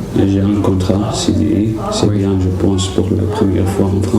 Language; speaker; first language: French; non-native, learner; Arabic